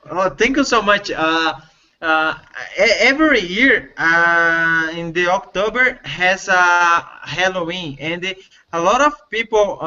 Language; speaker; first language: English; non-native, learner; Portuguese